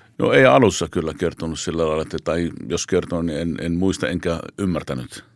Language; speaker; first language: Finnish; non-native, fluent; Arabic